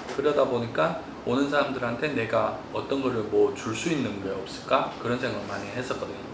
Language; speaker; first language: Korean; early bilingual, heritage; Korean